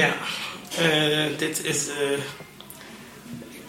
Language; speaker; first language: Dutch; non-native, learner; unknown